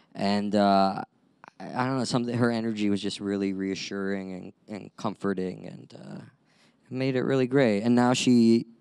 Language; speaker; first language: English; native; English